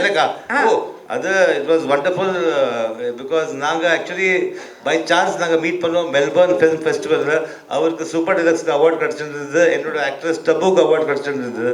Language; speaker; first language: Tamil; early bilingual, heritage; Tamil